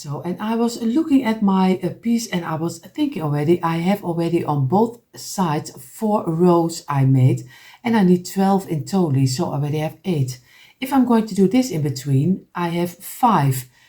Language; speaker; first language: English; non-native, fluent; Dutch